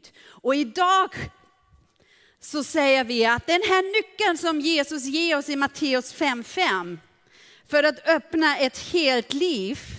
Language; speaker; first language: Swedish; non-native, fluent; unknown